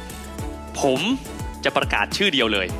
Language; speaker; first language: Thai; native; Thai